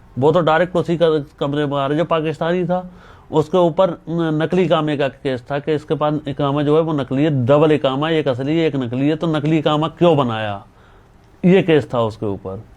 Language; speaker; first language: Hindi; native; Hindi